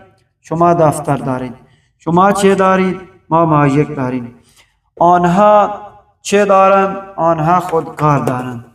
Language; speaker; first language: Persian; non-native, fluent; Urdu